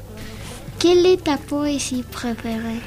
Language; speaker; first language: French; non-native, learner; Spanish